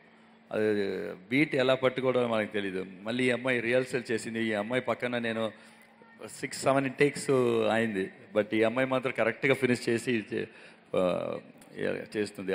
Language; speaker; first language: Telugu; non-native, local second language; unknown